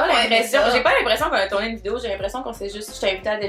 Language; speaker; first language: French; native; French